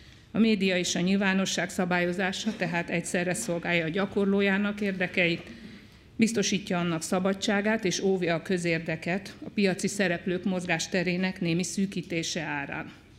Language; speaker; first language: Hungarian; native; Hungarian